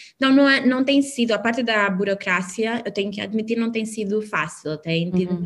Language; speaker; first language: Portuguese; non-native, fluent; Albanian